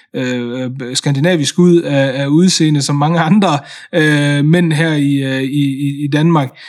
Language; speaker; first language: Danish; native; Danish